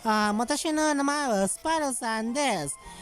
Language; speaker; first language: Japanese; non-native, learner; English